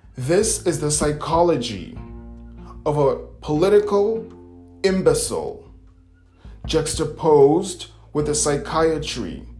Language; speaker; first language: English; native; English